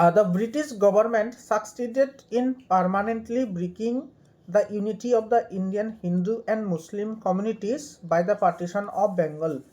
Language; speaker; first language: English; non-native, local second language; Assamese